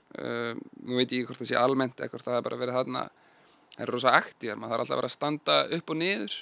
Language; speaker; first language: Icelandic; native; Icelandic